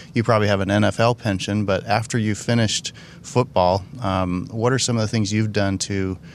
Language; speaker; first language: English; native; English